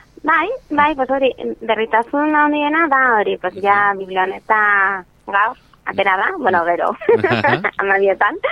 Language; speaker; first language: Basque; non-native, local second language; Spanish